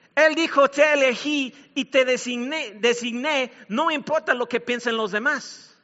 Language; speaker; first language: Spanish; non-native, fluent; English